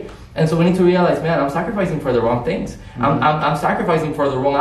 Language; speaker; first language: English; non-native, fluent; Spanish